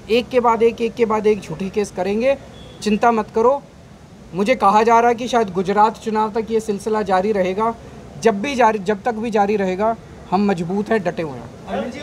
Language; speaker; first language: Hindi; native; Hindi